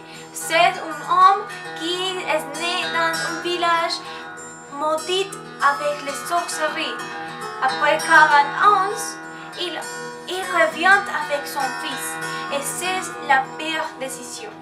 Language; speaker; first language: French; non-native, learner; Spanish